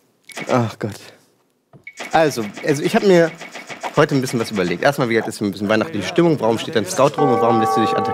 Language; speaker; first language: German; native; German